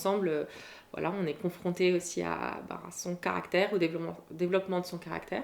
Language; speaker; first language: French; native; French